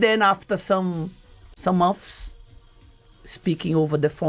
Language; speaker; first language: English; non-native, fluent; Portuguese